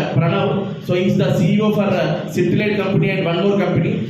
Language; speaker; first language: English; non-native, local second language; Telugu